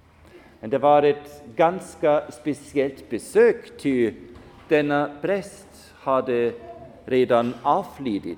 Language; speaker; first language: Swedish; non-native, fluent; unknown